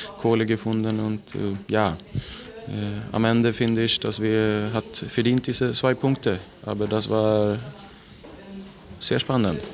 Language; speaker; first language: German; non-native, learner; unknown